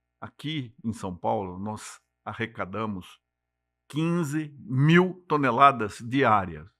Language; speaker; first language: Portuguese; native; Portuguese